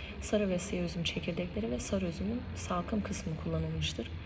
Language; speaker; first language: Turkish; native; Turkish